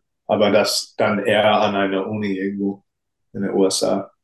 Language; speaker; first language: German; non-native, fluent; English